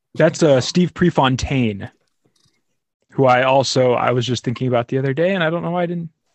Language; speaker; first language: English; native; English